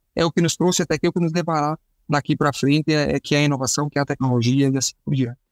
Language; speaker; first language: Portuguese; native; Portuguese